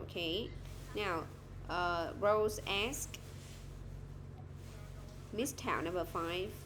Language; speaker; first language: English; non-native, fluent; Vietnamese